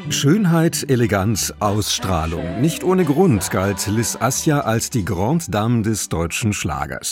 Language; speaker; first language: German; native; German